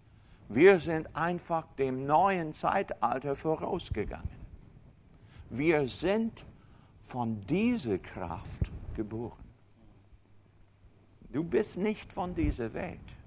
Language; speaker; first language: German; non-native, fluent; English